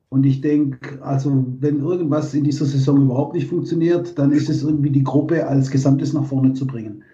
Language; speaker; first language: German; native; German